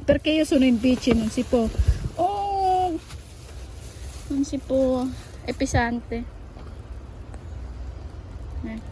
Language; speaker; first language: Italian; non-native, learner; Filipino